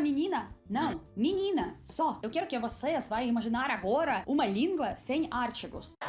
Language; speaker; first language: Portuguese; non-native, fluent; Russian